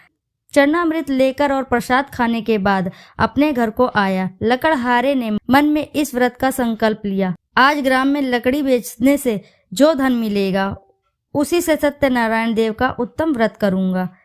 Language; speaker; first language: Hindi; native; Hindi